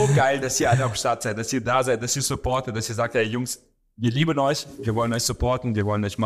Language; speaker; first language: German; non-native, fluent; Romanian